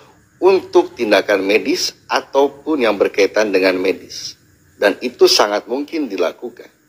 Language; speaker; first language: Indonesian; native; Indonesian